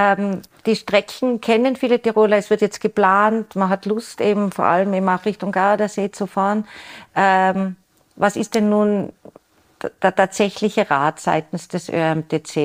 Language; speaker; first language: German; native; German